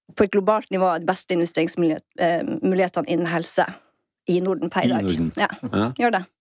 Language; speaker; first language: Norwegian; native; Norwegian